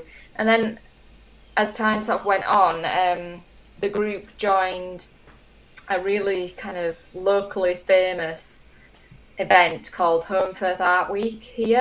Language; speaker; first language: English; native; English